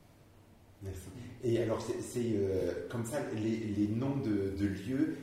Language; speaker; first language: French; native; French